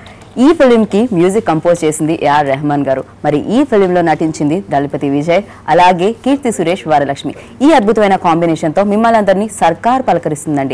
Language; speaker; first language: Telugu; native; Telugu